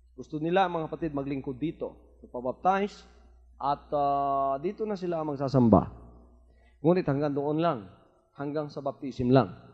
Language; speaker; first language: Filipino; non-native, local second language; Cebuano